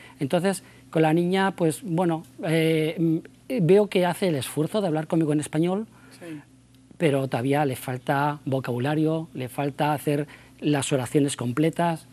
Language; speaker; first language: Spanish; native; Spanish